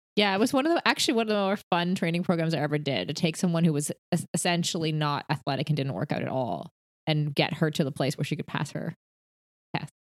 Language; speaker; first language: English; native; English